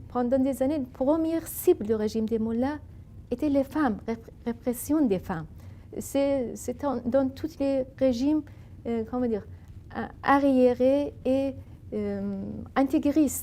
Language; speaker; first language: French; non-native, fluent; Persian